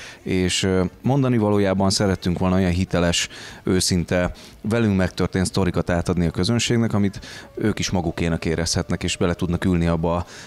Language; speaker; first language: Hungarian; native; Hungarian